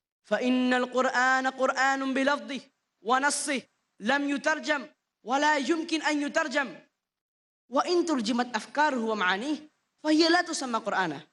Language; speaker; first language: Arabic; non-native, learner; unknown